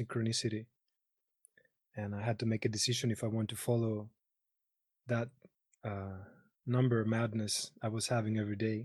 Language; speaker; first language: English; non-native, fluent; Greek